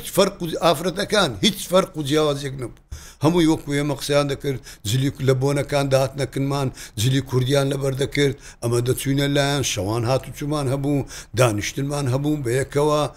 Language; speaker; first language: Central Kurdish; native; Central Kurdish